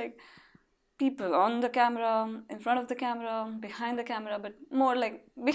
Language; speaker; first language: English; non-native, local second language; Marathi